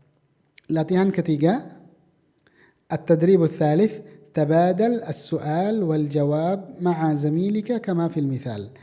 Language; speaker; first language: Arabic; non-native, fluent; Indonesian